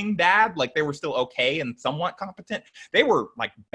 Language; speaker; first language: English; native; English